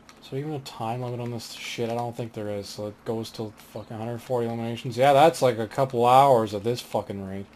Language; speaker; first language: English; native; English